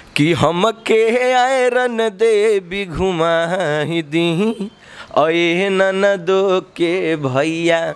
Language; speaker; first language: Hindi; native; Hindi